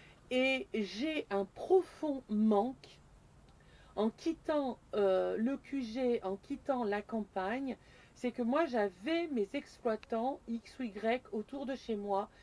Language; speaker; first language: French; native; French